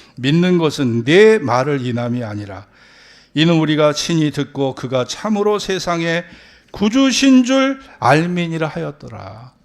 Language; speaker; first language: Korean; native; Korean